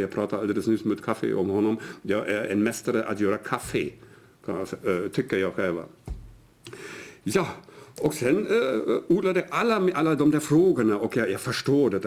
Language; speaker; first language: Swedish; non-native, fluent; German